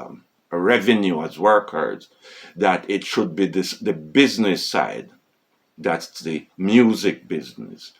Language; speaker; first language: English; non-native, fluent; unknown